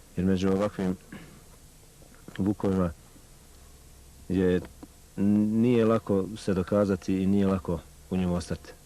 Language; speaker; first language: Bosnian; native; Bosnian